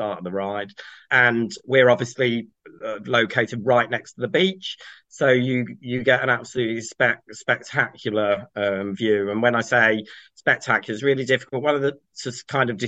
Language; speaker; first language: English; native; English